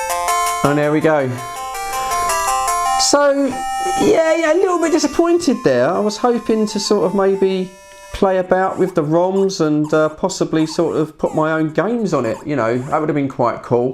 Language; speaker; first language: English; native; English